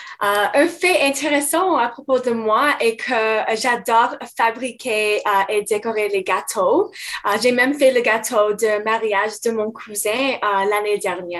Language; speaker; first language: French; non-native, fluent; English